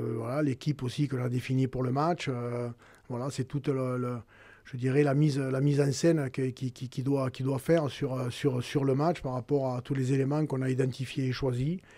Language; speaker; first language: French; native; French